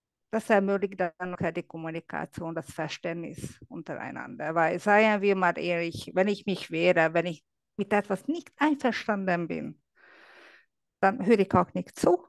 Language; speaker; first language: German; non-native, fluent; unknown